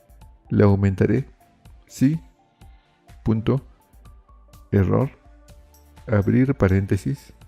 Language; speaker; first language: Spanish; native; Spanish